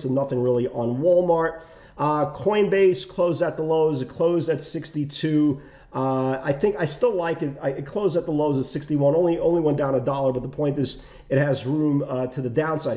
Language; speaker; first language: English; native; English